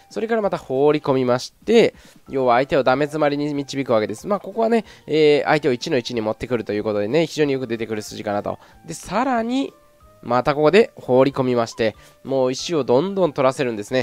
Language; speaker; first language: Japanese; native; Japanese